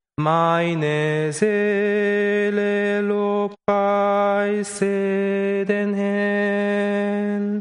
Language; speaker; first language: German; non-native, learner; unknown